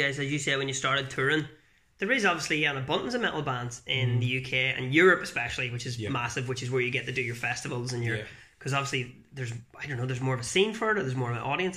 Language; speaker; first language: English; native; English